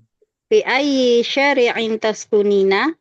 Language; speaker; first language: Arabic; non-native, learner; Indonesian